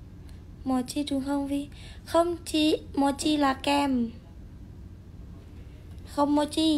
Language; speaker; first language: Vietnamese; non-native, learner; Indonesian